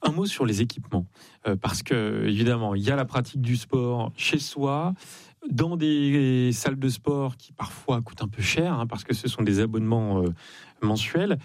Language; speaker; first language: French; native; French